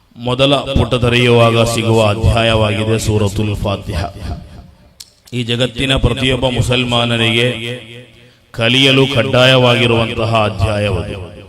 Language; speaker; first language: Kannada; non-native, local second language; Malayalam